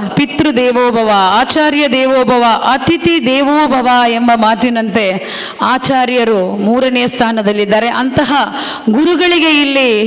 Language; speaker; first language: Kannada; non-native, local second language; Tulu